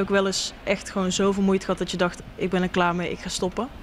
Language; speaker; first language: Dutch; native; Dutch